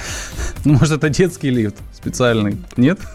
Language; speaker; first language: Russian; native; Russian